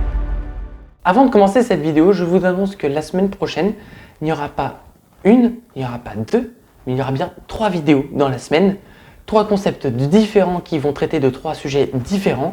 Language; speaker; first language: French; native; French